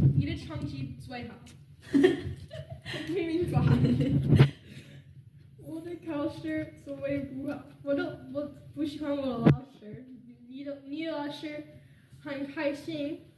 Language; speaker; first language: Chinese; non-native, learner; English